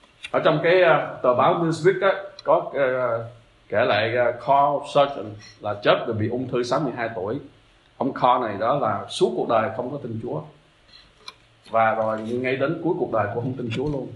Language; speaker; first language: Vietnamese; native; Vietnamese